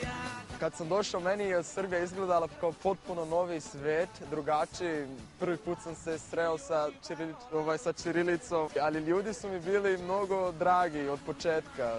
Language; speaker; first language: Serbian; non-native, fluent; Portuguese